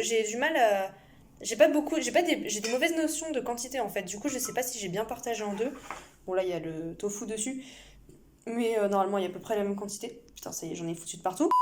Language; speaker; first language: French; native; French